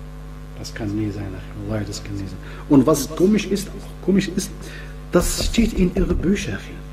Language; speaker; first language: German; non-native, fluent; Arabic